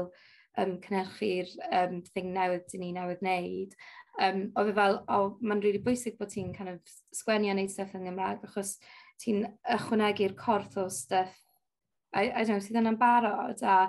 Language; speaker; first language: Welsh; non-native, local second language; English